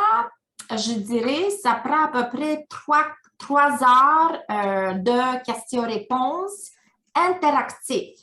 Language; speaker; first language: French; non-native, fluent; Ukrainian